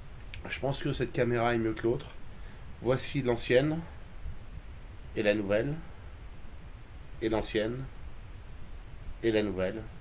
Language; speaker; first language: French; native; French